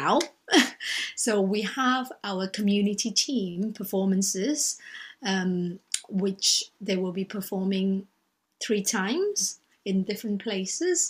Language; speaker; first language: English; non-native, local second language; Cantonese